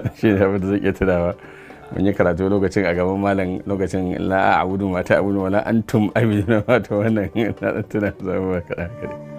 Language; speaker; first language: Hausa; native; Hausa